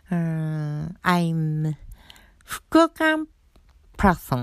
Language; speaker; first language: English; non-native, learner; Japanese